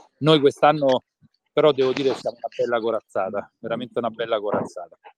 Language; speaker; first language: Italian; native; Italian